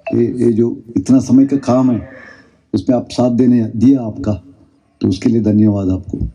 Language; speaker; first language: Hindi; non-native, local second language; Kannada